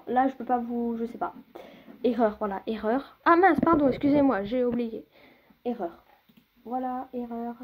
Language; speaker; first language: French; native; French